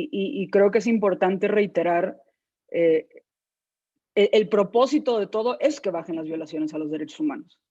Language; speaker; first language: Spanish; native; Spanish